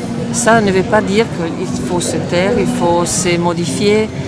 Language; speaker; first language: French; non-native, fluent; Italian